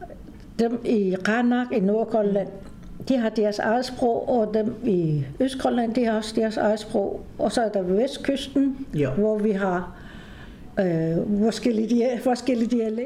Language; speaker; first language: Danish; non-native, local second language; Kalaallisut